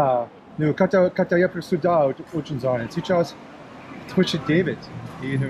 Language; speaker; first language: Russian; non-native, learner; English